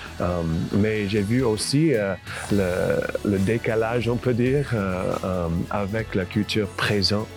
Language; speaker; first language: French; non-native, fluent; English